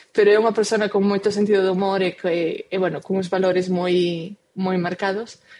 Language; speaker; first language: Galician; non-native, local second language; Spanish